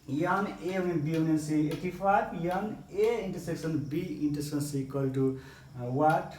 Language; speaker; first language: English; non-native, local second language; Nepali